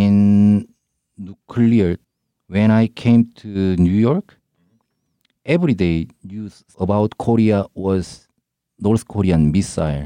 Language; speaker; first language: English; non-native, learner; Korean